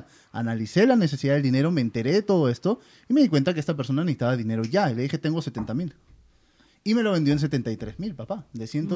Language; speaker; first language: Spanish; native; Spanish